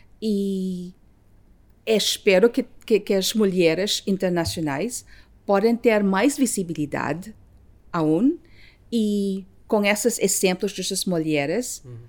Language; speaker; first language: Portuguese; non-native, learner; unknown